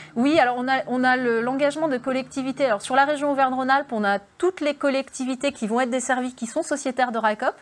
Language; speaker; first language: French; native; French